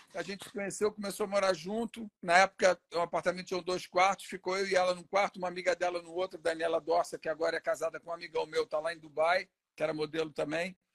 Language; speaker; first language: Portuguese; native; Portuguese